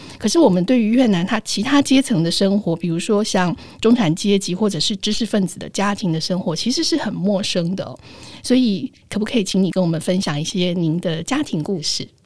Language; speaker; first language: Chinese; native; Chinese